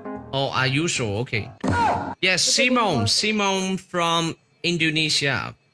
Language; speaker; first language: English; non-native, learner; Chinese